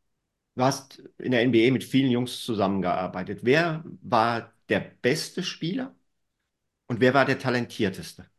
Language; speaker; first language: German; native; German